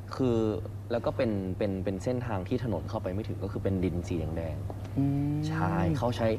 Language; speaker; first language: Thai; native; Thai